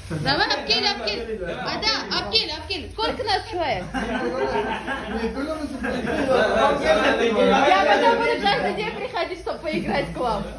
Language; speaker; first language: Russian; native; Russian